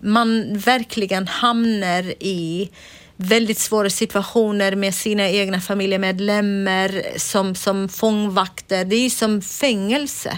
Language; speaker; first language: Swedish; non-native, fluent; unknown